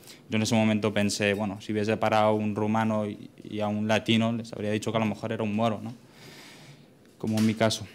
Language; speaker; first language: Spanish; native; Spanish